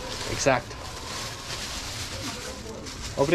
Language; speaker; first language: Portuguese; non-native, learner; Danish